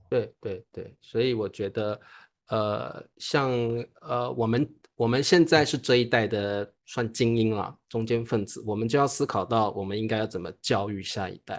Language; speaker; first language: Chinese; native; Chinese